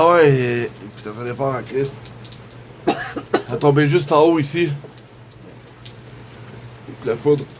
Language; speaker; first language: French; native; French